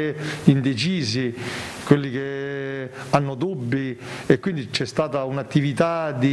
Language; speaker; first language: Italian; native; Italian